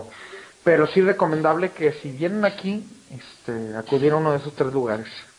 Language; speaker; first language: Spanish; native; Spanish